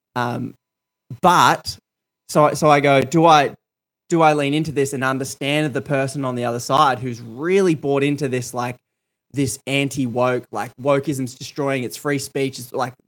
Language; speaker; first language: English; native; English